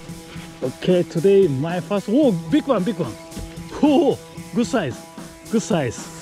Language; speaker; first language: English; non-native, learner; Japanese